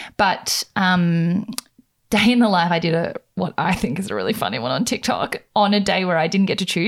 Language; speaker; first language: English; native; English